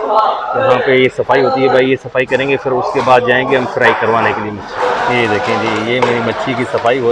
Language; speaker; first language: Hindi; native; Hindi